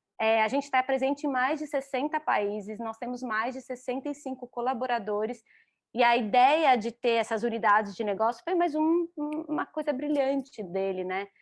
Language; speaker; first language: Portuguese; native; Portuguese